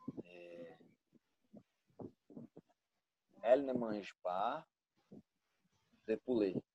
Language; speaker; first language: French; non-native, learner; Portuguese